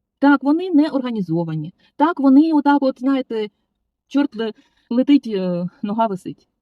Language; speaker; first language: Ukrainian; native; Ukrainian